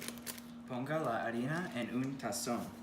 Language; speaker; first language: Spanish; non-native, learner; English